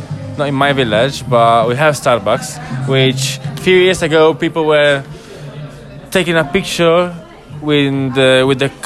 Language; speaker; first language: English; non-native, learner; Italian